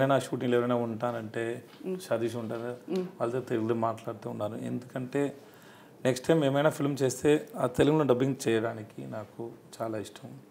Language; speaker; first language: Telugu; non-native, learner; Tamil